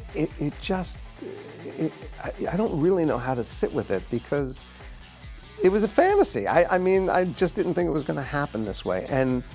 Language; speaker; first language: English; native; English